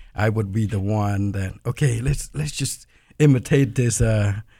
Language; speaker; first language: English; non-native, fluent; Khmer